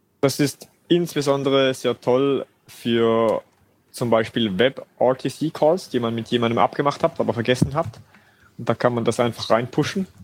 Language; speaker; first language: German; native; German